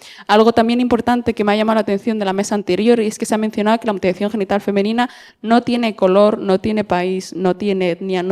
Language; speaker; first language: Spanish; native; Spanish